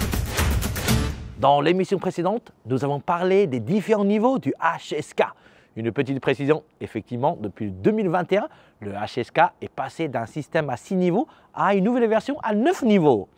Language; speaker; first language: French; native; French